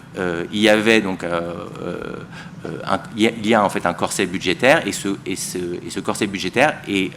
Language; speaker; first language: French; native; French